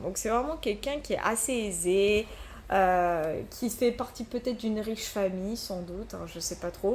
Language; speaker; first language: French; native; French